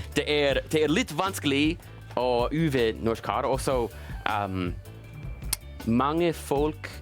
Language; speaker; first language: Norwegian; non-native, learner; English